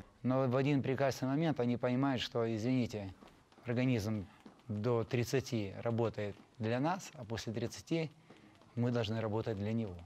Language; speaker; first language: Russian; native; Russian